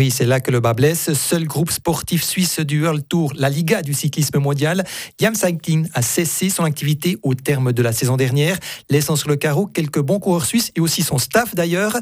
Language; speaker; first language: French; native; French